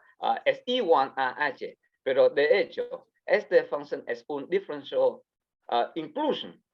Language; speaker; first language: Spanish; non-native, learner; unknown